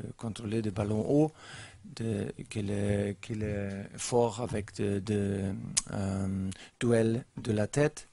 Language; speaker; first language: French; non-native, learner; German